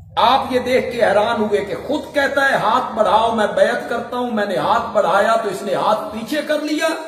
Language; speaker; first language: Urdu; non-native, local second language; Punjabi